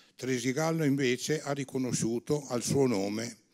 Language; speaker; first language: Italian; native; Italian